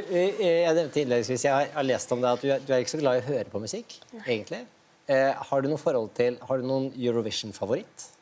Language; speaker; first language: Norwegian; native; Norwegian